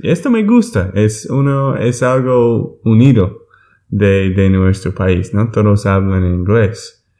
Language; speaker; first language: Spanish; non-native, learner; English